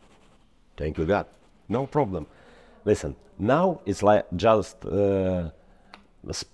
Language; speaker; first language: English; non-native, learner; Ukrainian